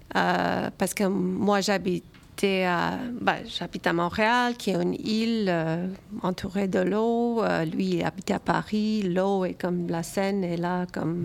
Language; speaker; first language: French; early bilingual, other home language; Romanian